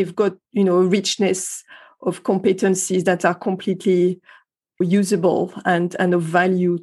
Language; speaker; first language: English; non-native, fluent; French